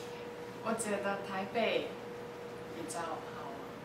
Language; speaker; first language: Chinese; non-native, learner; Japanese